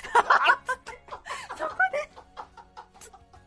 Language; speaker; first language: Japanese; native; Japanese